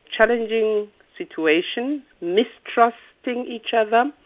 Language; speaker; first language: English; non-native, local second language; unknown